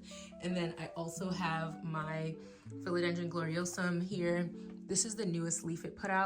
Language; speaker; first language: English; native; English